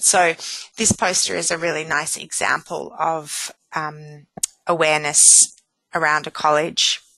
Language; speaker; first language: English; native; English